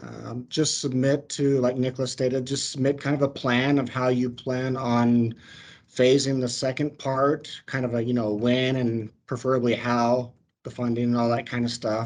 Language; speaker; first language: English; native; English